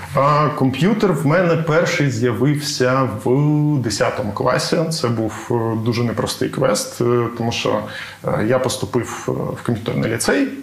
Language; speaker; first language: Ukrainian; native; Ukrainian